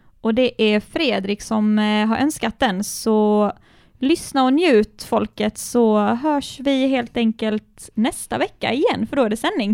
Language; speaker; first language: Swedish; native; Swedish